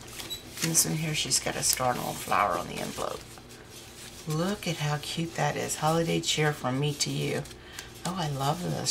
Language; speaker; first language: English; native; English